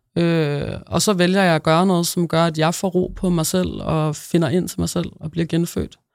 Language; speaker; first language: Danish; native; Danish